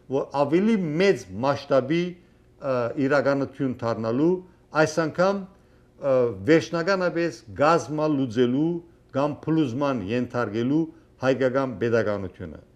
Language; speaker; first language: Armenian; early bilingual, heritage; Armenian